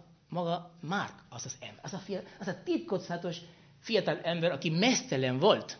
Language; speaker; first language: Hungarian; non-native, fluent; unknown